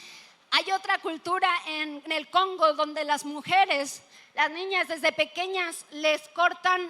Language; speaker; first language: Spanish; native; Spanish